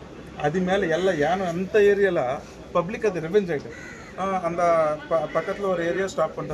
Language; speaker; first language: Tamil; non-native, local second language; Telugu